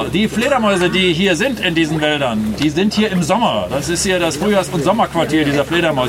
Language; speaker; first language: German; native; German